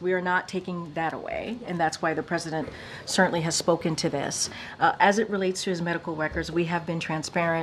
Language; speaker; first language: English; native; English